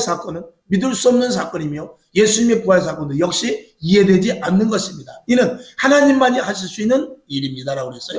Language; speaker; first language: Korean; native; Korean